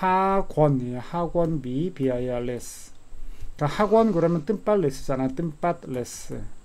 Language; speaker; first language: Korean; native; Korean